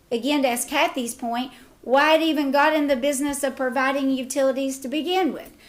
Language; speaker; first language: English; native; English